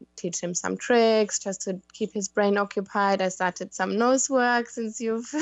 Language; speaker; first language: English; non-native, fluent; German